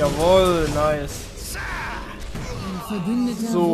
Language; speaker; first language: German; native; German